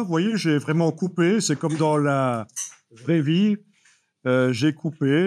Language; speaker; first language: French; native; French